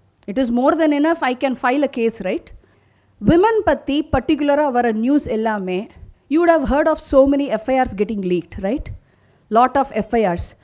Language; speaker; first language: English; non-native, local second language; Tamil